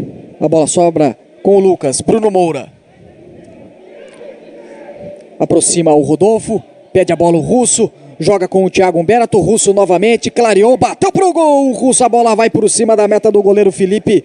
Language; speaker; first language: Portuguese; native; Portuguese